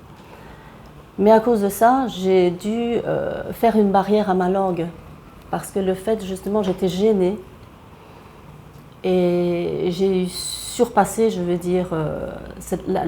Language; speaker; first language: French; early bilingual, other home language; Chinese